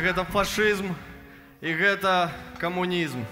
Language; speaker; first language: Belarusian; non-native, local second language; Russian